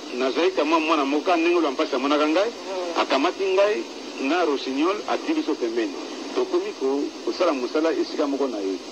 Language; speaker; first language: Lingala; native; Lingala